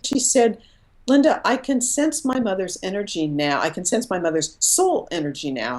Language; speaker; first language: English; native; English